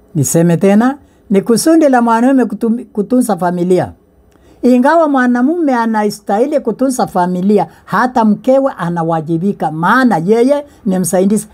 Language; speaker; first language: Swahili; non-native, local second language; Meru